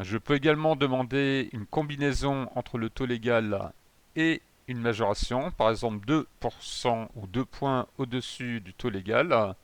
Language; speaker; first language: French; native; French